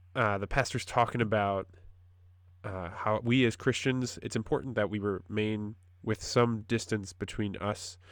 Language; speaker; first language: English; native; English